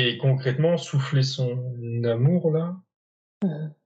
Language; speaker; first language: French; native; French